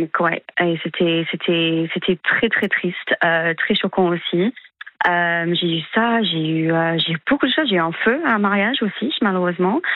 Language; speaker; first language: French; non-native, fluent; English